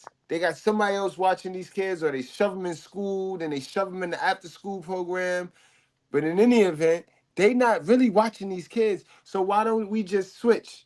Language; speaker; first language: English; native; English